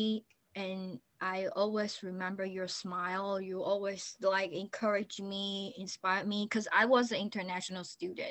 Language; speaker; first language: English; non-native, fluent; Chinese